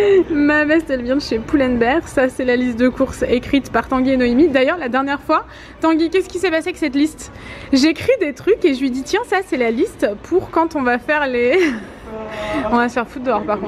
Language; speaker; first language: French; native; French